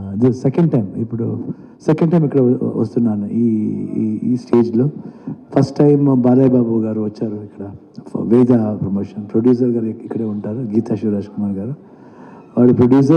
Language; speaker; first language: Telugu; non-native, learner; Kannada